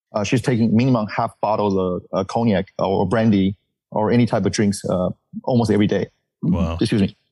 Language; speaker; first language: English; early bilingual, other home language; Chinese